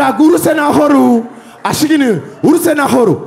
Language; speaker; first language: Czech; non-native, learner; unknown